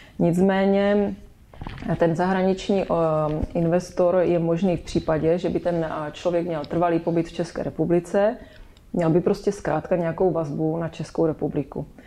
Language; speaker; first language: Czech; native; Czech